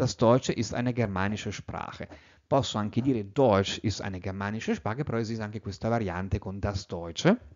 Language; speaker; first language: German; non-native, fluent; Italian